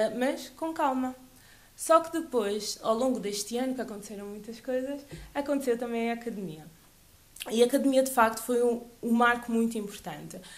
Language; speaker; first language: Portuguese; early bilingual, other home language; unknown